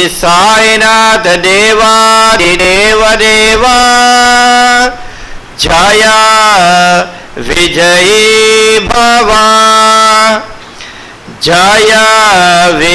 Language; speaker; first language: Telugu; early bilingual, heritage; Telugu